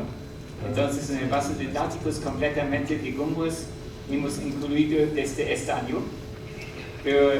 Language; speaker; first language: Spanish; non-native, learner; German